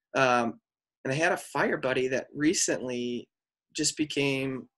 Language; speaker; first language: English; native; English